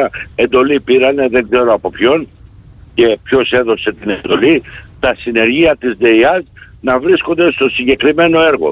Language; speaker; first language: Greek; native; Greek